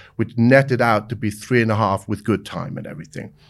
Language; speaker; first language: English; native; English